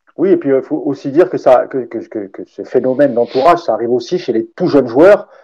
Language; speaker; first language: French; native; French